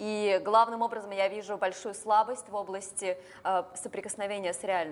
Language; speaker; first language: Russian; native; Russian